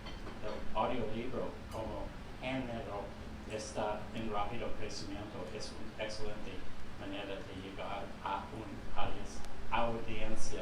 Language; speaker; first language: Spanish; non-native, fluent; English